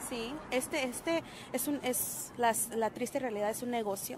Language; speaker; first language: Spanish; early bilingual, heritage; Spanish